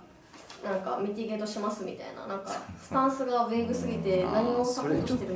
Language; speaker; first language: Japanese; native; Japanese